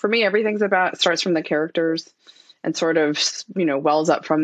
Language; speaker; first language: English; native; English